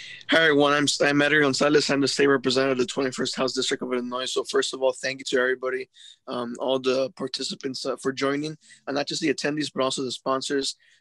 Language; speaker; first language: English; early bilingual, other home language; Spanish